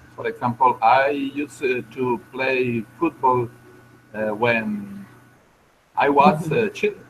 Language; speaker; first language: English; non-native, learner; Spanish